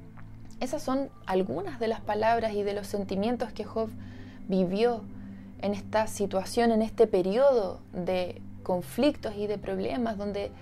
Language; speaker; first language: Spanish; native; Spanish